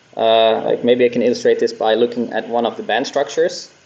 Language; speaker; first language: English; non-native, fluent; Dutch